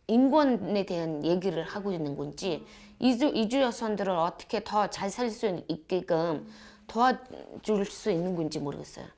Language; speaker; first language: Korean; non-native, fluent; Mongolian